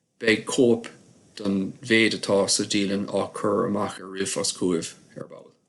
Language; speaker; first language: Irish; native; Irish